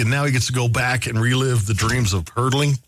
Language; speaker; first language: English; native; English